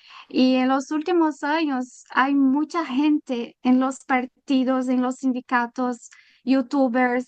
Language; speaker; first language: Spanish; non-native, learner; Portuguese